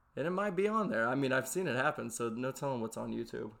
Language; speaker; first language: English; native; English